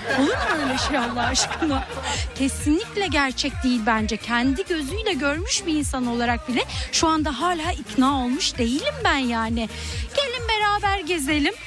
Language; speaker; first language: Turkish; native; Turkish